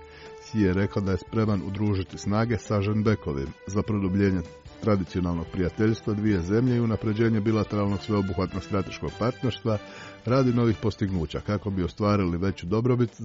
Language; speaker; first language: Croatian; non-native, fluent; Chinese